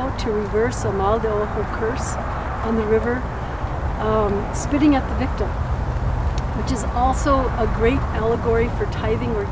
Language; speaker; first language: English; native; English